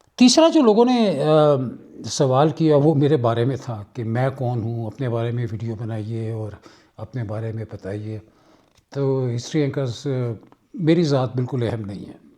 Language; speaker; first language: Urdu; native; Urdu